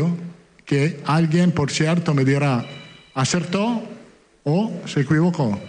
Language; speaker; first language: Portuguese; non-native, fluent; Italian